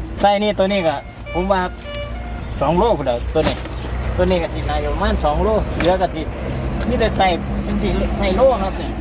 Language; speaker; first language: Thai; non-native, local second language; Northeastern Thai